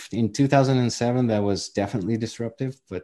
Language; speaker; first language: English; non-native, fluent; Ukrainian